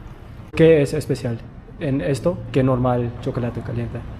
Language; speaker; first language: Spanish; non-native, learner; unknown